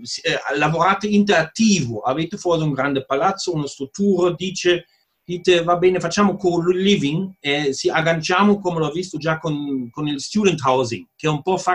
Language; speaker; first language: Italian; non-native, fluent; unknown